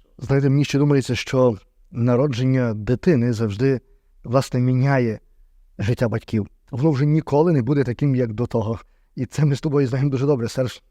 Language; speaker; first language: Ukrainian; native; Ukrainian